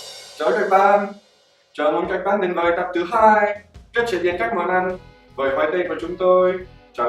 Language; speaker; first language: Vietnamese; non-native, learner; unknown